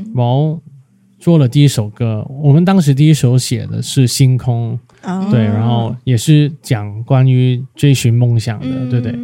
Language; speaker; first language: Chinese; non-native, fluent; Cantonese